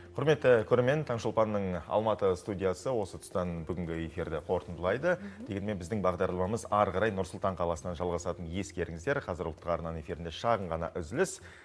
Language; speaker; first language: Kazakh; native; Kazakh